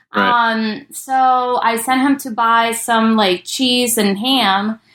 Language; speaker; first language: English; early bilingual, other home language; Spanish